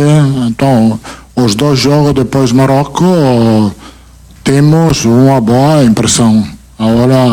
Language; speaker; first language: Portuguese; non-native, fluent; Italian